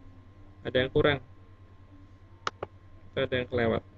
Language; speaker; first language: Indonesian; native; Indonesian